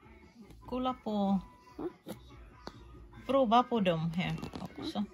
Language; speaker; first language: Swedish; non-native, learner; Filipino